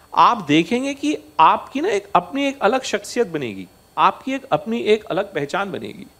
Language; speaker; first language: Hindi; native; Hindi